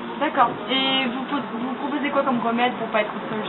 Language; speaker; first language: French; native; French